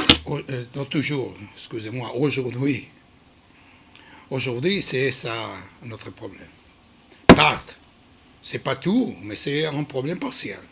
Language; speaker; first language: French; non-native, learner; Hebrew